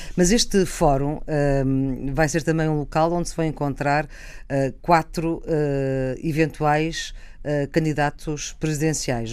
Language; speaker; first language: Portuguese; native; Portuguese